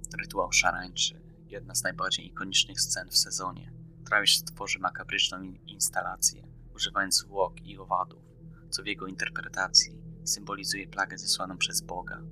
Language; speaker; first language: Polish; native; Polish